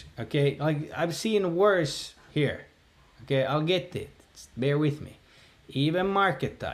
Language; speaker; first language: English; native; English